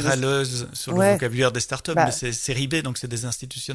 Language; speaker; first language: French; native; French